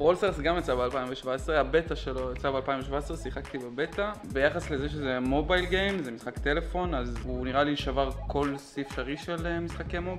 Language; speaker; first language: Hebrew; native; Hebrew